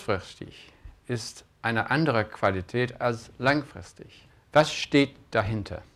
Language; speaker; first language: German; non-native, fluent; English